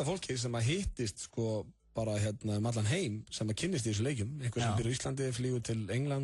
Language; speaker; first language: Icelandic; native; Icelandic